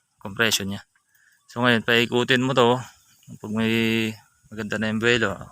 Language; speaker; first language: Filipino; native; Filipino